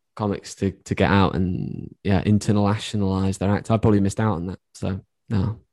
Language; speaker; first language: English; native; English